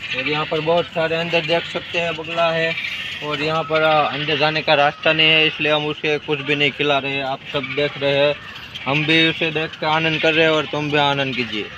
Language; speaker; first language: Hindi; non-native, local second language; Gujarati